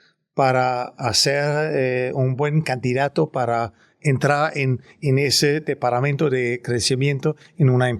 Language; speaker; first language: Spanish; non-native, fluent; Danish